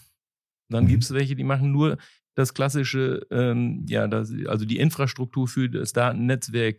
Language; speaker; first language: German; native; German